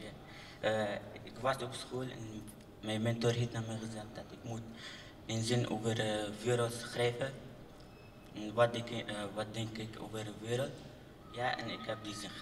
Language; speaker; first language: Dutch; non-native, learner; Arabic